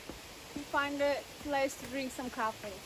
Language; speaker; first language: English; non-native, learner; Turkish